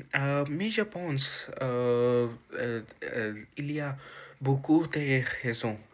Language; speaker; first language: French; non-native, learner; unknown